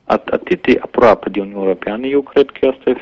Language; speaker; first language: Romanian; non-native, learner; German